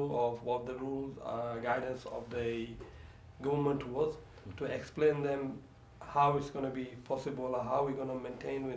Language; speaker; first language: English; native; English